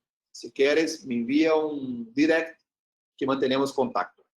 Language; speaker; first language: Spanish; non-native, learner; Portuguese